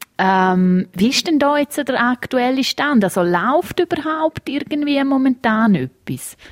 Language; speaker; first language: German; native; German